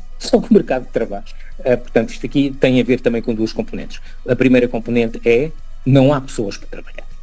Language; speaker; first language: Portuguese; native; Portuguese